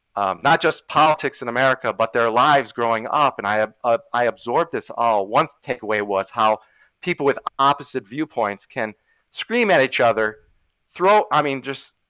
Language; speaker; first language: English; native; English